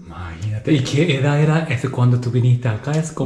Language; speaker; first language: Spanish; non-native, learner; Japanese